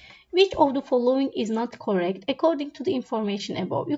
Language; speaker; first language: English; non-native, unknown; Turkish